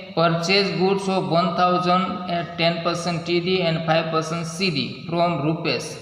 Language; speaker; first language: English; non-native, local second language; Gujarati